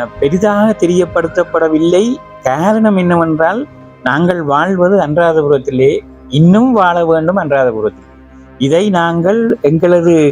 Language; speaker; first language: Tamil; native; Tamil